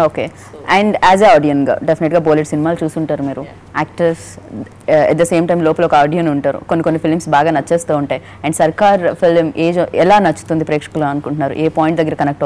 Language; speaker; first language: Telugu; native; Telugu